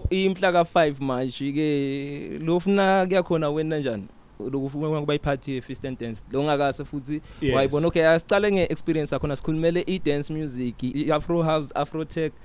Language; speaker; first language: Zulu; non-native, local second language; Swati